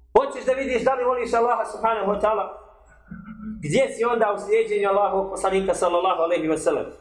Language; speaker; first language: Bosnian; native; Bosnian